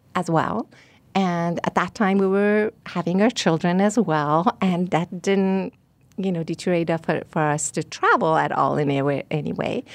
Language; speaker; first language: English; non-native, fluent; Persian